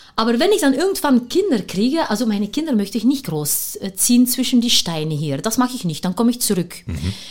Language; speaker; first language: German; non-native, fluent; Dutch